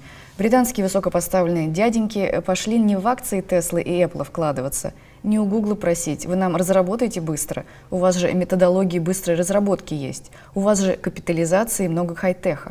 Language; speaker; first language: Russian; native; Russian